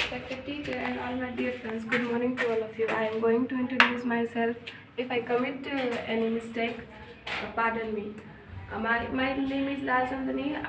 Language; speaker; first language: English; non-native, learner; Hindi